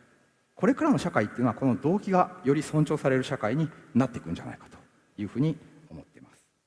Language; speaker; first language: Japanese; native; Japanese